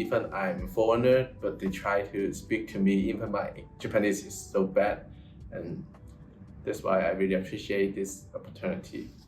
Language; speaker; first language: English; non-native, local second language; Cantonese